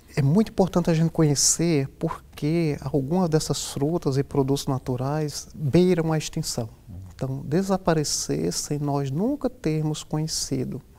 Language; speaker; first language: Portuguese; native; Portuguese